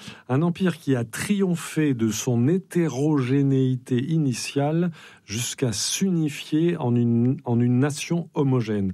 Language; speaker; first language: French; native; French